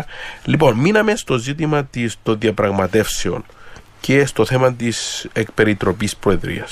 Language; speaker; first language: Greek; native; Greek